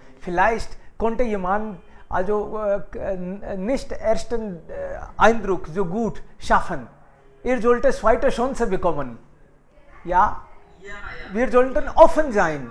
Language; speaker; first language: German; non-native, fluent; Hindi